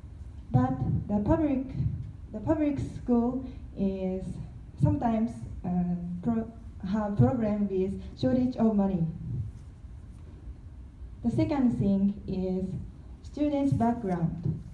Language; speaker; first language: English; non-native, learner; Korean